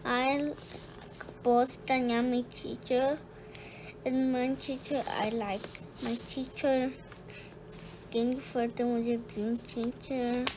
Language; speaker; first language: English; early bilingual, other home language; Spanish